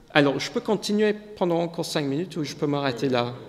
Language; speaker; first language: French; non-native, learner; English